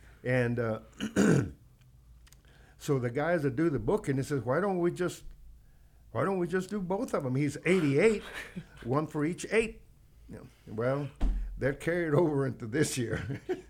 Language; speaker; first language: English; native; English